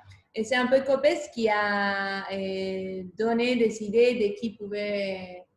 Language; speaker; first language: French; non-native, fluent; Spanish